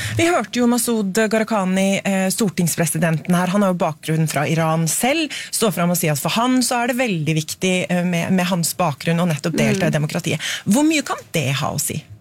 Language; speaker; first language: Norwegian; native; Norwegian